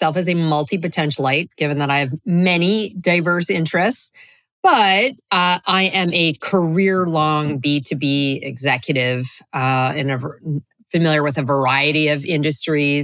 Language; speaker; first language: English; native; English